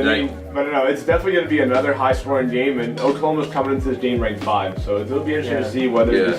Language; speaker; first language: English; native; English